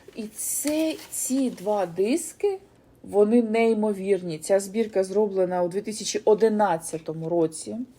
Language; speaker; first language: Ukrainian; non-native, local second language; Russian